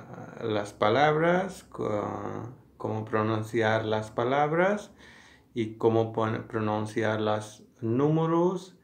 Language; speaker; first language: Spanish; non-native, learner; Hindi